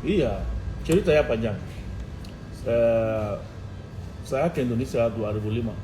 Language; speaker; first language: Indonesian; non-native, fluent; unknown